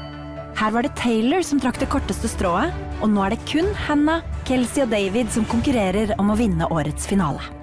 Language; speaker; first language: Norwegian; native; Norwegian